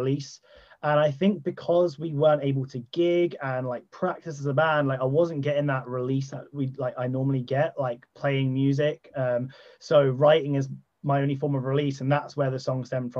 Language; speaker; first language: English; native; English